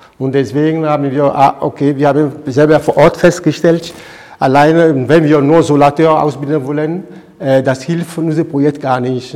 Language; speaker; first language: German; non-native, fluent; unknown